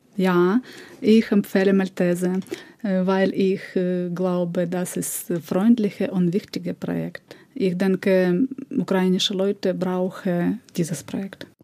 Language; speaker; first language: German; non-native, learner; Russian